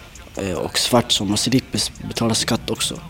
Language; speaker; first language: Swedish; early bilingual, other home language; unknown